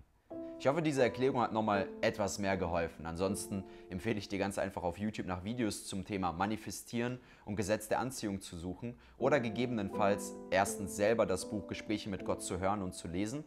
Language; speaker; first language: German; native; German